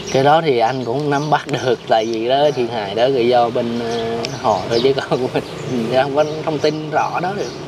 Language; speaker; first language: Vietnamese; native; Vietnamese